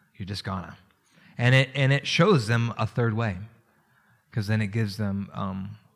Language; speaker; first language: English; native; English